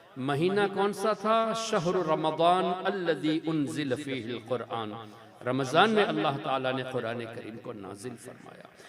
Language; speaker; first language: Urdu; non-native, fluent; Tamil